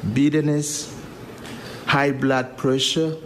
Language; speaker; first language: English; non-native, learner; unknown